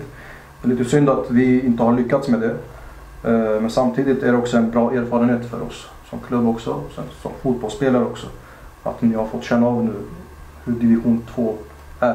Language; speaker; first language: Swedish; native; Swedish